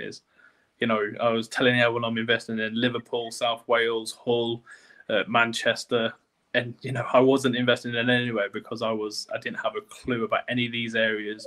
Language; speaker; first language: English; native; English